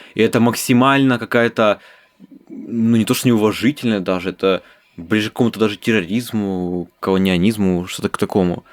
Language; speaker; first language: Russian; native; Russian